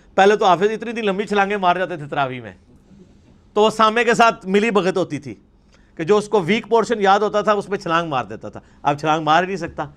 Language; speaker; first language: Urdu; non-native, local second language; Punjabi